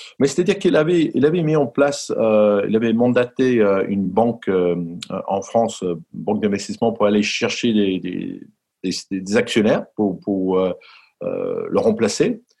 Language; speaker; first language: French; non-native, fluent; English